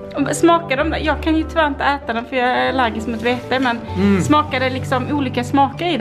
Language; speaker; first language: Swedish; native; Swedish